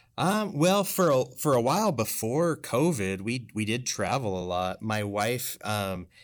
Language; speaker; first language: English; native; English